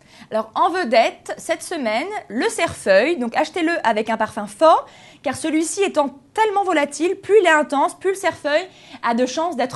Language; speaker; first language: French; native; French